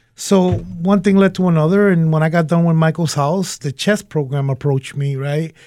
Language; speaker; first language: English; early bilingual, other home language; Spanish